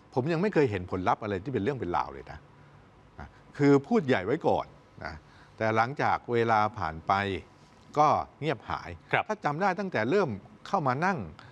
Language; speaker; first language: Thai; native; Thai